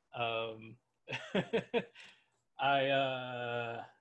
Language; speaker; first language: English; native; English